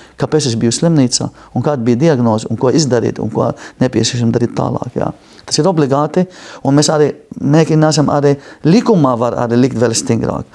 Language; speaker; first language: Latvian; non-native, fluent; Arabic